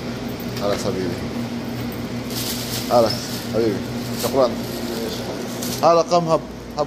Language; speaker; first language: Arabic; non-native, learner; Filipino